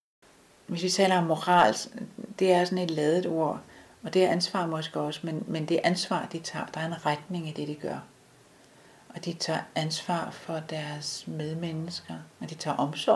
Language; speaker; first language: Danish; native; Danish